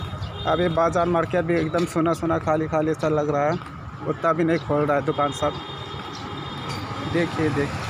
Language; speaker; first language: Hindi; non-native, local second language; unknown